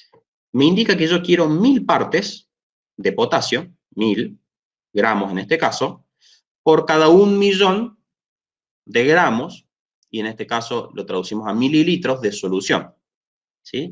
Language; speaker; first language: Spanish; native; Spanish